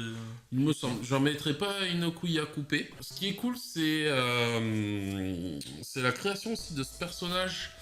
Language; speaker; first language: French; native; French